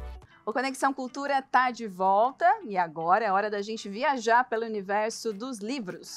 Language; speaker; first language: Portuguese; native; Portuguese